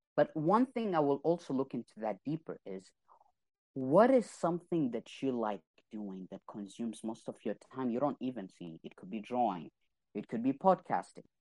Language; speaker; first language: English; non-native, fluent; Arabic